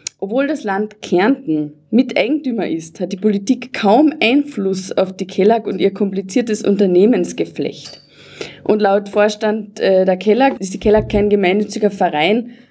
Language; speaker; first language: German; native; German